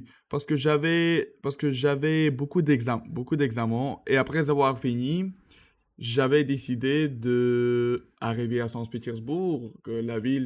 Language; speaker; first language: French; non-native, learner; Russian